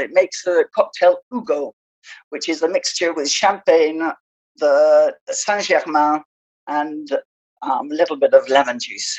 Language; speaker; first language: English; native; English